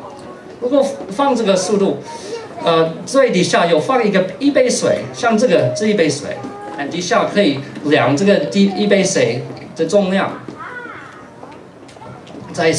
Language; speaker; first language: Chinese; non-native, fluent; English